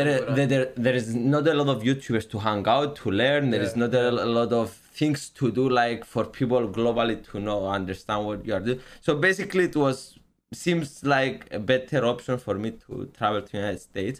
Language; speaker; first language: English; non-native, learner; Greek